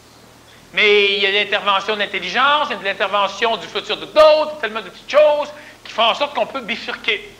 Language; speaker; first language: French; native; French